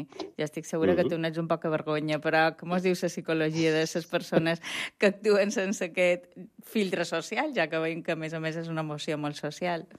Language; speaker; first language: Catalan; native; Catalan